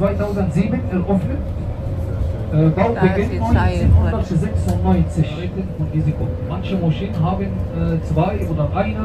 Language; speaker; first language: German; non-native, fluent; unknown